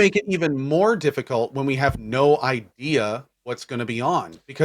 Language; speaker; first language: English; native; English